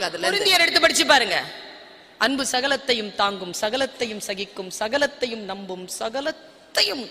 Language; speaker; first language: Tamil; native; Tamil